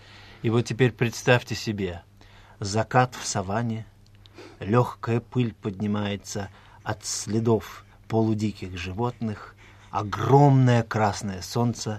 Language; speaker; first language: Russian; native; Russian